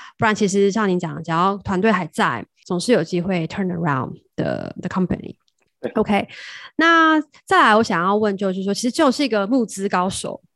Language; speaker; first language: Chinese; native; Chinese